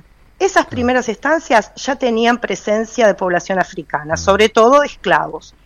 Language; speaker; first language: Spanish; native; Spanish